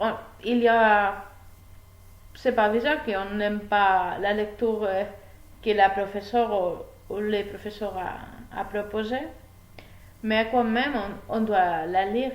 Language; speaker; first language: French; non-native, learner; Spanish